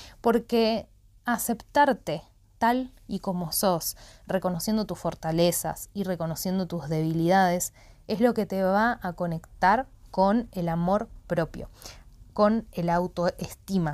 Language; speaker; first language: Spanish; native; Spanish